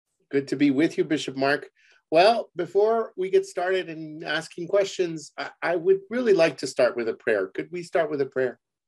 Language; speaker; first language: English; early bilingual, other home language; Spanish